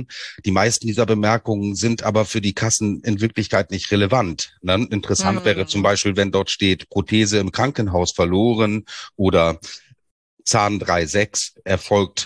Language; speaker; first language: German; native; German